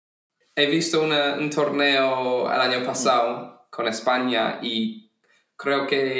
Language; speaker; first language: Spanish; non-native, fluent; English